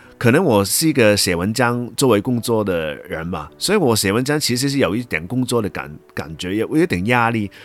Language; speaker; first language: Chinese; non-native, local second language; Cantonese